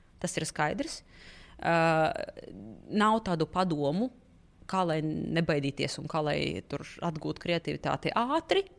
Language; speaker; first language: Latvian; non-native, local second language; Russian